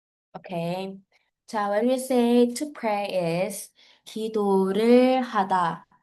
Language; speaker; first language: Korean; non-native, fluent; Filipino